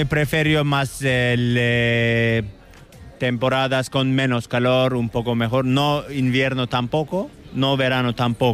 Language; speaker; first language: Spanish; non-native, learner; Turkish